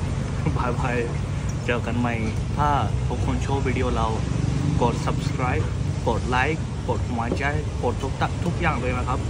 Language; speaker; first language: Thai; non-native, fluent; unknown